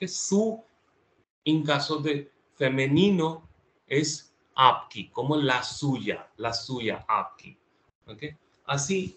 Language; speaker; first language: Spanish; non-native, fluent; Hindi